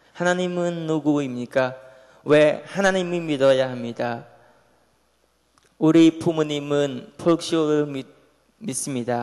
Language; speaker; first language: Korean; non-native, learner; Khmer